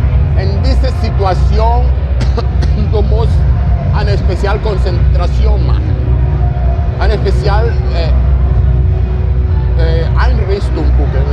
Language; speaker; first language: German; non-native, fluent; Italian